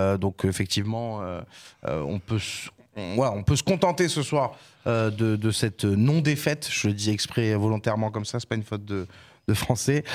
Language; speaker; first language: French; native; French